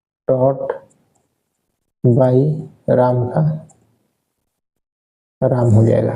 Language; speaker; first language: Hindi; native; Hindi